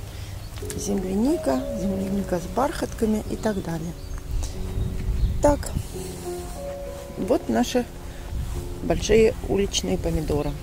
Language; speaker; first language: Russian; native; Russian